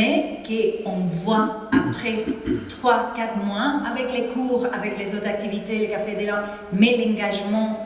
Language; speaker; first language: French; non-native, fluent; Spanish